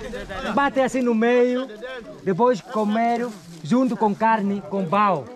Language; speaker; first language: Portuguese; non-native, learner; Vietnamese